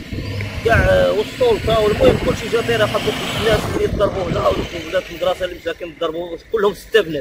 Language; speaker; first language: Arabic; native; Arabic